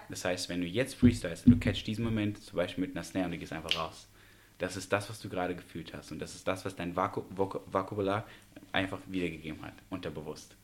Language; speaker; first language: German; early bilingual, other home language; Russian